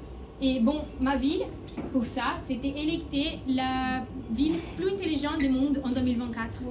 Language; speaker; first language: French; non-native, learner; Portuguese